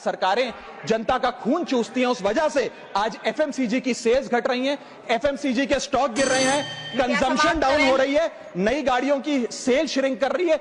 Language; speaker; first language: Hindi; native; Hindi